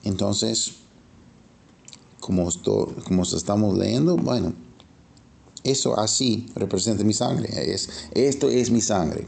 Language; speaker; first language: Spanish; non-native, fluent; English